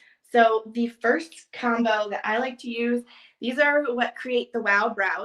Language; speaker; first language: English; native; English